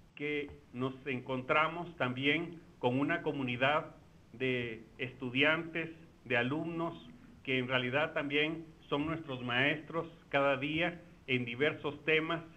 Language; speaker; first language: Spanish; native; Spanish